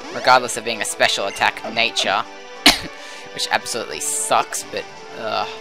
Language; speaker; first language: English; native; English